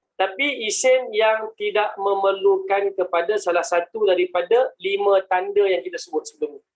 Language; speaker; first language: Malay; native; Malay